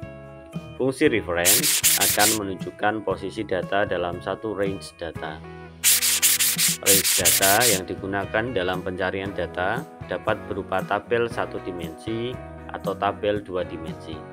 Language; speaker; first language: Indonesian; native; Indonesian